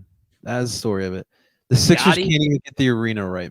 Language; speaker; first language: English; native; English